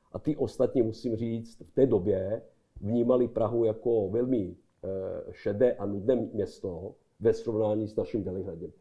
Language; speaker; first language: Czech; non-native, fluent; Serbian